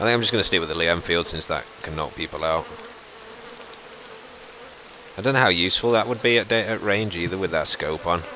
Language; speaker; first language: English; native; English